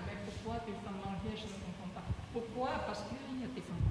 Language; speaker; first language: French; non-native, learner; Chinese